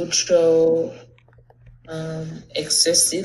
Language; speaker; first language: Spanish; non-native, learner; English